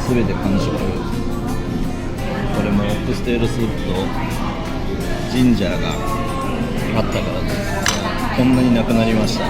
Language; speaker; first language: Japanese; native; Japanese